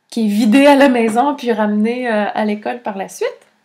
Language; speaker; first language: French; native; French